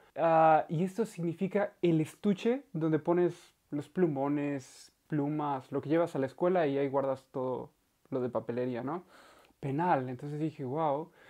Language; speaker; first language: Spanish; native; Spanish